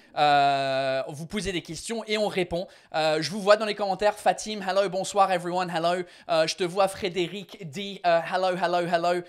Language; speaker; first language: French; non-native, fluent; English